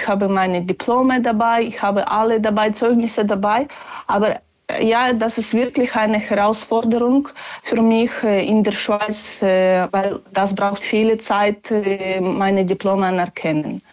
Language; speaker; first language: German; non-native, learner; Ukrainian